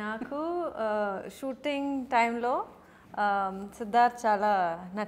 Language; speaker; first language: Telugu; non-native, learner; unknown